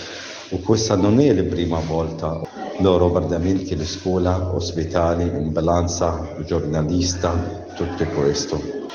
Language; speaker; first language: Italian; non-native, learner; Arabic